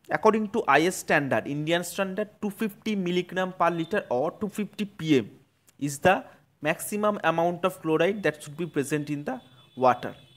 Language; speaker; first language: English; non-native, local second language; Bangla